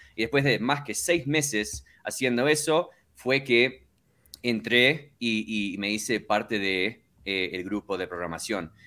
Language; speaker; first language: Spanish; early bilingual, heritage; Spanish